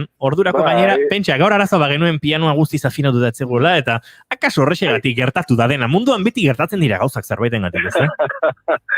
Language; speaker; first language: Basque; native; Basque